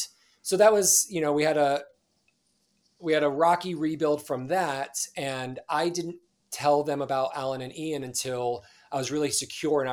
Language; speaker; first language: English; native; English